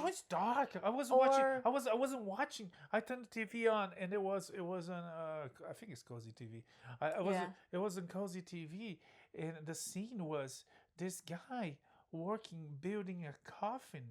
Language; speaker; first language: English; non-native, fluent; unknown